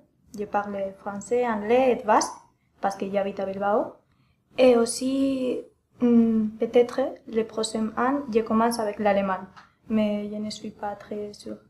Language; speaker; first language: French; non-native, learner; Spanish